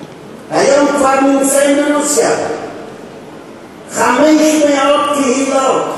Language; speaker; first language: Hebrew; non-native, fluent; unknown